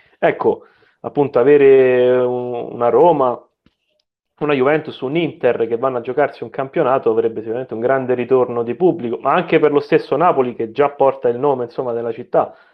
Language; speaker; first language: Italian; native; Italian